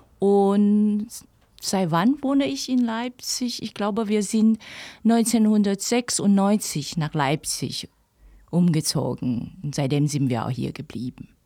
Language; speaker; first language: German; non-native, fluent; Chinese